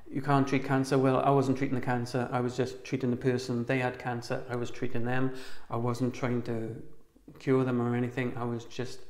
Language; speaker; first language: English; native; English